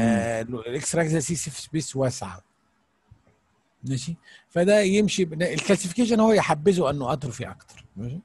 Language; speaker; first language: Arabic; native; Arabic